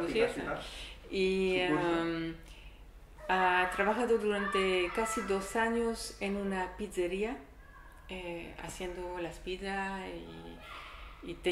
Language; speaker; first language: Spanish; non-native, learner; French